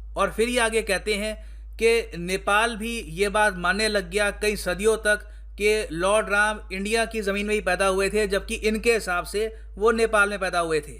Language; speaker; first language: Hindi; native; Hindi